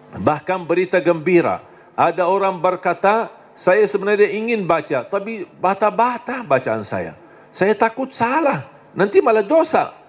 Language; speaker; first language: Indonesian; non-native, fluent; Arabic